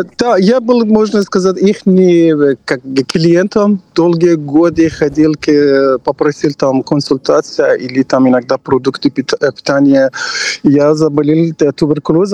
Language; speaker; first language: Ukrainian; non-native, fluent; Persian